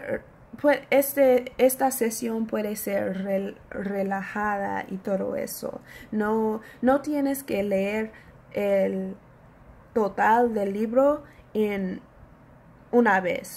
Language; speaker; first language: Spanish; non-native, learner; English